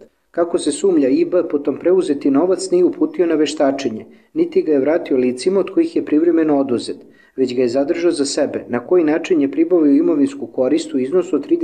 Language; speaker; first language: Serbian; native; Serbian